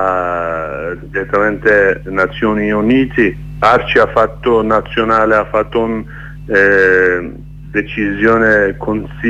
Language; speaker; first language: Italian; non-native, learner; Kurdish